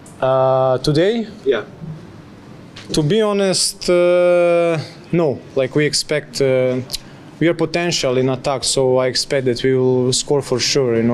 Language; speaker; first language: English; non-native, fluent; Polish